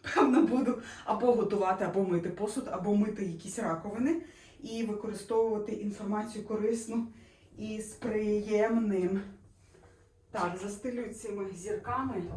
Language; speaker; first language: Ukrainian; non-native, local second language; Russian